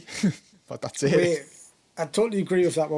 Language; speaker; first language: English; native; English